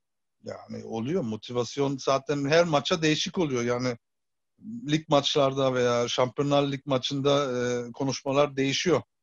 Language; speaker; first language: Turkish; early bilingual, heritage; Turkish